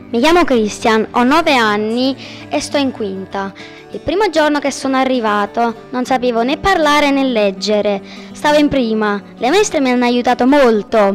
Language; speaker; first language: Italian; early bilingual, other home language; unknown